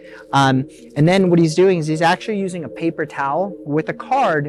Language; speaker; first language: English; native; English